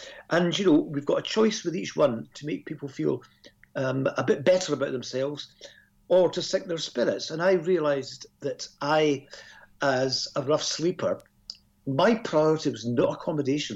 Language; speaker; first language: English; native; English